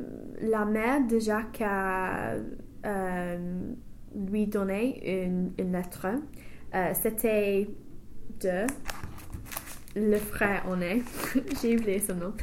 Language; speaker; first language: French; non-native, learner; English